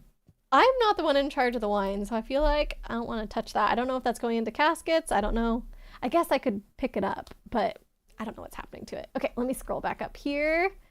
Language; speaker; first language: English; native; English